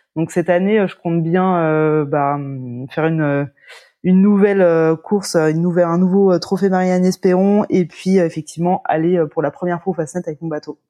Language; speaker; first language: French; native; French